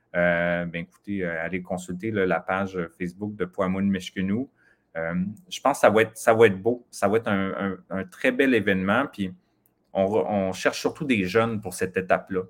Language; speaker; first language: French; native; French